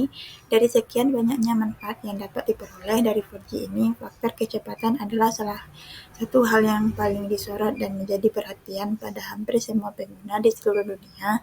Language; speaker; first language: Indonesian; native; Indonesian